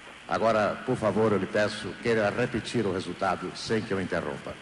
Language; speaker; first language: Portuguese; native; Portuguese